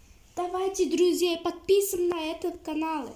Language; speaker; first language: Russian; non-native, local second language; Uzbek